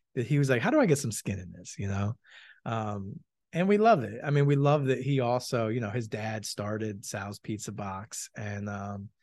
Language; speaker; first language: English; native; English